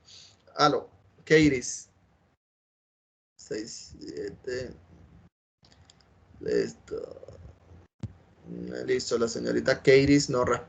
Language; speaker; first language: Spanish; native; Spanish